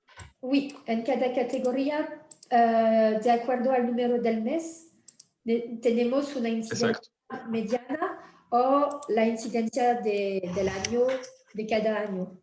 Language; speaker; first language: Spanish; non-native, fluent; French